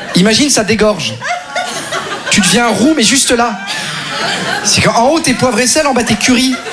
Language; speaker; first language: French; native; French